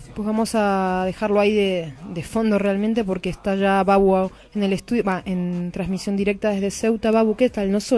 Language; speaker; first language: Spanish; native; Spanish